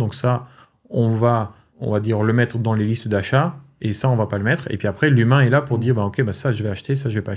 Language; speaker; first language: French; native; French